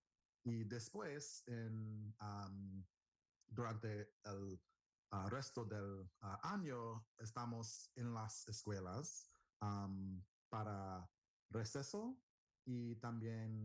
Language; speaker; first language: Spanish; non-native, learner; English